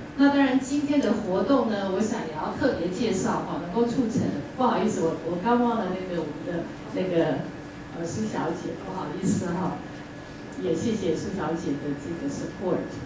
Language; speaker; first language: Chinese; native; Chinese